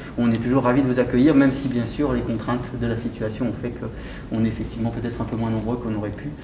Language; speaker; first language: French; native; French